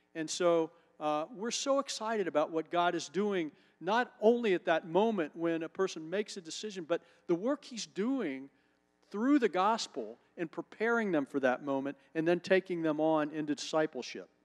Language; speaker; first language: English; native; English